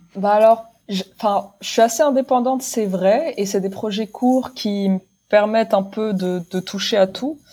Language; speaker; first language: French; non-native, local second language; Arabic